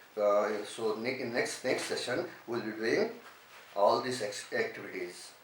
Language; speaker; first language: English; non-native, local second language; Nepali